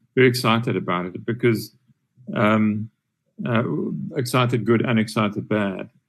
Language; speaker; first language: English; native; English